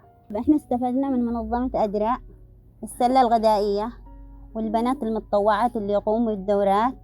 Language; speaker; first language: Arabic; native; Arabic